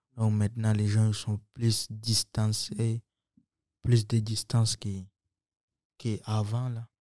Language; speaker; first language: French; non-native, local second language; Sango